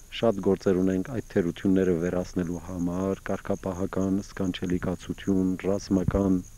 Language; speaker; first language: Armenian; early bilingual, heritage; Armenian